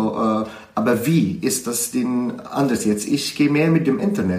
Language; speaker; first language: German; non-native, learner; Arabic